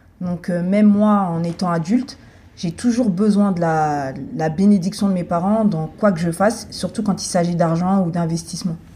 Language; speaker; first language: French; native; French